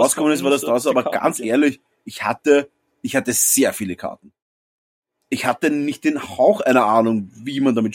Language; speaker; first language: German; native; German